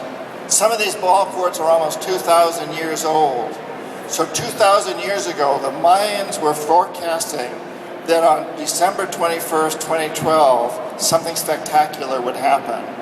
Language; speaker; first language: English; native; English